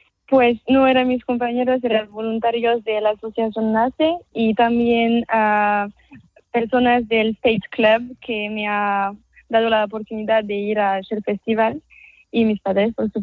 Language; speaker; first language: Spanish; non-native, fluent; French